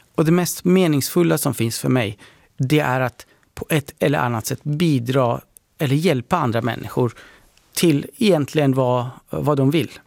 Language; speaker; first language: Swedish; early bilingual, other home language; Persian